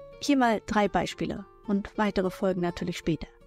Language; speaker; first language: German; native; German